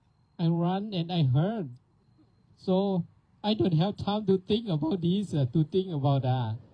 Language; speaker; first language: English; non-native, learner; Thai